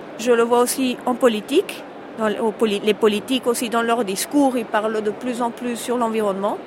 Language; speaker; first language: French; early bilingual, heritage; French